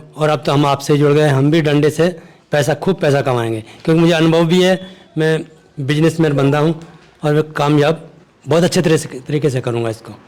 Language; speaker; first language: Hindi; native; Hindi